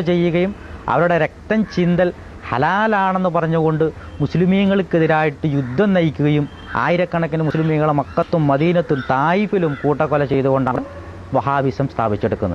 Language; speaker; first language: Malayalam; native; Malayalam